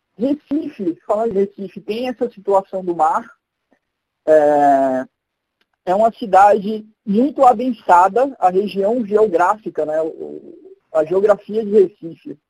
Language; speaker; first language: Portuguese; native; Portuguese